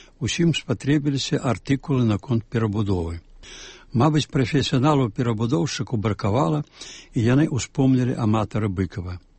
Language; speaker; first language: Belarusian; native; Belarusian